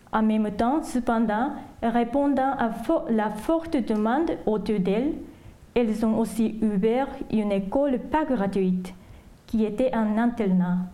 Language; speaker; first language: French; non-native, fluent; Japanese